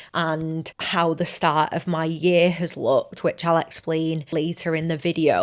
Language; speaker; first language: English; native; English